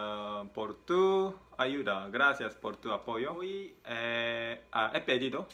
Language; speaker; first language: Spanish; non-native, learner; Korean